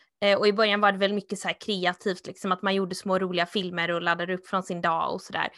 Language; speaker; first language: Swedish; native; Swedish